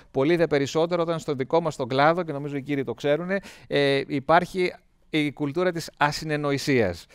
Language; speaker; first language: Greek; native; Greek